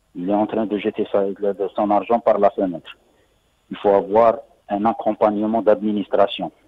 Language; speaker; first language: French; non-native, local second language; Arabic